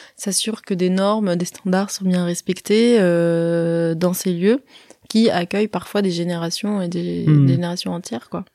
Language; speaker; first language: French; early bilingual, other home language; Arabic